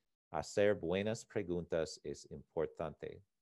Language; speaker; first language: Spanish; non-native, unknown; English